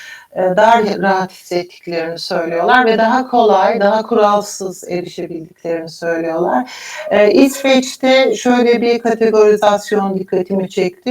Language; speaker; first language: Turkish; native; Turkish